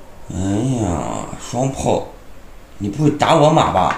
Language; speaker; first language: Chinese; native; Chinese